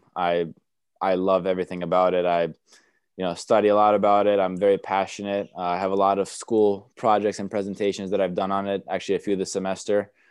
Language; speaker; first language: English; early bilingual, other home language; Romanian